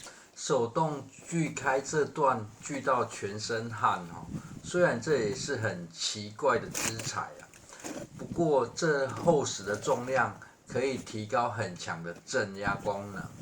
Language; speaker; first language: Chinese; native; Chinese